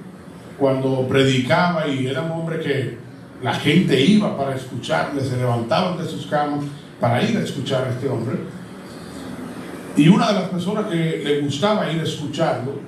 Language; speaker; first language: Spanish; native; Spanish